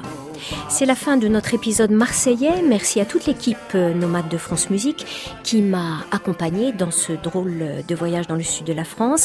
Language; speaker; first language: French; native; French